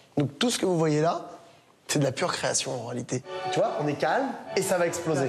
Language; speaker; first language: French; native; French